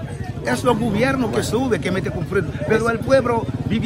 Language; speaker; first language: Spanish; non-native, fluent; Haitian Creole